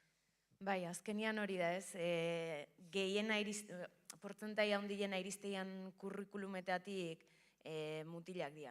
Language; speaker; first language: Basque; native; Basque